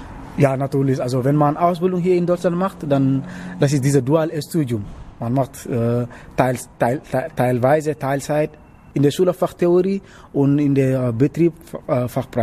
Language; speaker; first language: German; non-native, learner; Wolof